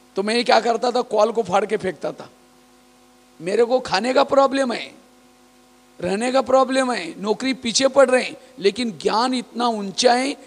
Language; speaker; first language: Hindi; non-native, local second language; Marathi